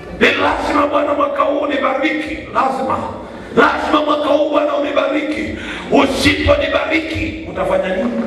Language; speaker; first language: Swahili; non-native, local second language; Kamba